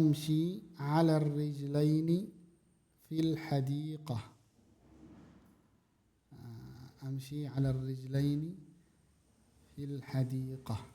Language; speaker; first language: Arabic; non-native, fluent; Indonesian